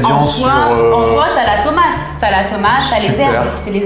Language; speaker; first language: French; native; French